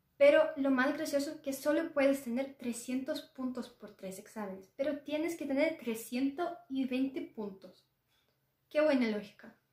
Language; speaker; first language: Spanish; non-native, learner; Russian